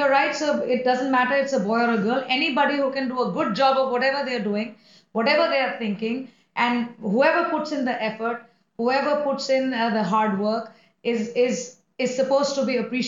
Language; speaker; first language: English; non-native, local second language; Hindi